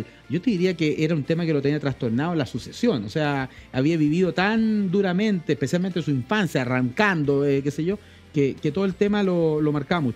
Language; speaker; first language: Spanish; native; Spanish